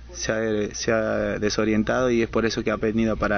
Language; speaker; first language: Spanish; native; Spanish